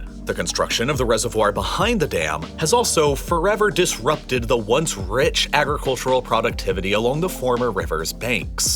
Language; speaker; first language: English; native; English